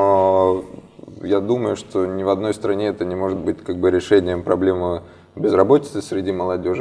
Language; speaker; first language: Russian; native; Russian